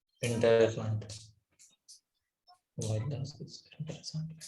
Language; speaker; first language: German; non-native, learner; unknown